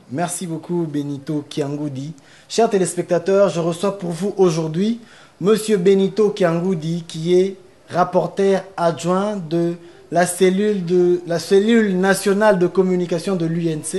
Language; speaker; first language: French; non-native, local second language; Lingala